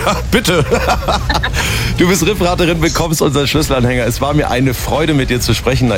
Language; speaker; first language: German; native; German